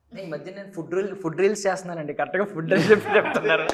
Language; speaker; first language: Telugu; native; Telugu